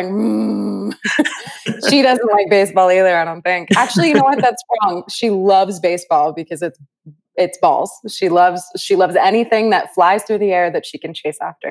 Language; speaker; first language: English; native; English